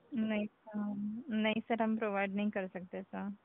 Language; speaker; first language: Hindi; non-native, local second language; Marathi